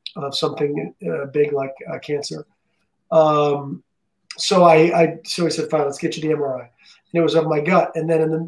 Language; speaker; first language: English; native; English